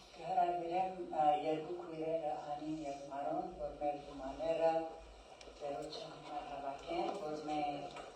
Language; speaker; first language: Armenian; early bilingual, heritage; Armenian